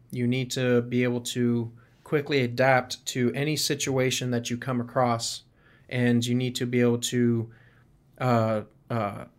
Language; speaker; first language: English; native; English